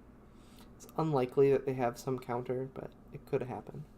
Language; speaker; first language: English; native; English